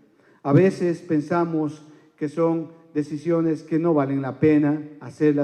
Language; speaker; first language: Spanish; native; Spanish